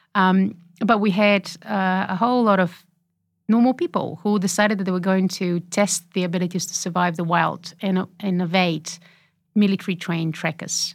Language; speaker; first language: English; non-native, fluent; Bulgarian